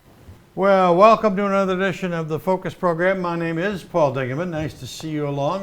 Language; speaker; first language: English; native; English